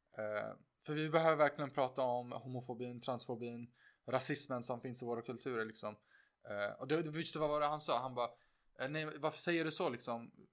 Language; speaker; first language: Swedish; early bilingual, other home language; Turkish